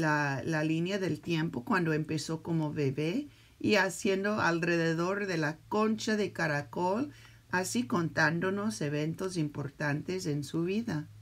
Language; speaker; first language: Spanish; early bilingual, heritage; Spanish